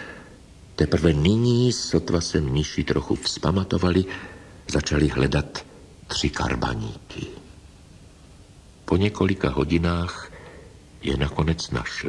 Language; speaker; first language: Czech; native; Czech